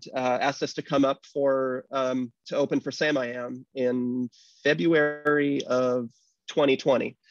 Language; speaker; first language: English; native; English